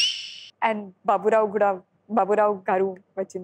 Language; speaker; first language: Telugu; non-native, learner; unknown